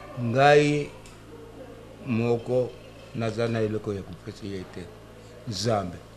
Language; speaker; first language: Lingala; non-native, local second language; Luba-Lulua